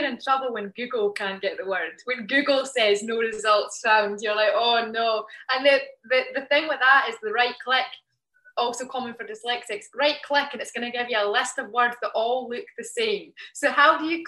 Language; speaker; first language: English; native; English